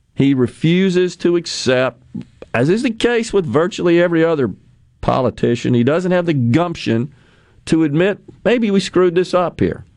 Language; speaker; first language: English; native; English